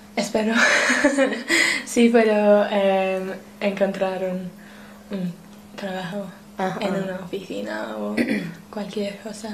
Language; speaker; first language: Spanish; non-native, learner; English